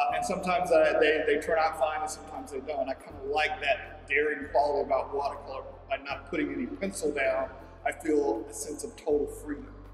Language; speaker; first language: English; native; English